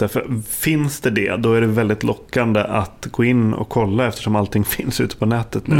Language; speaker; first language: Swedish; native; Swedish